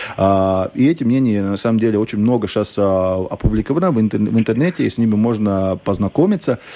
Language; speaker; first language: Russian; non-native, local second language; Latvian